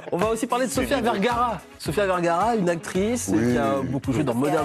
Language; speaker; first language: French; native; French